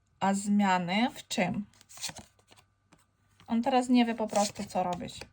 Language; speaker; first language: Polish; non-native, fluent; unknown